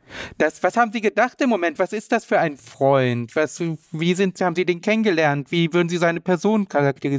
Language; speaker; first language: German; native; German